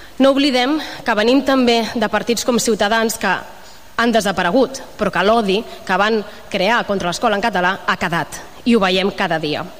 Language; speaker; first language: Catalan; native; Catalan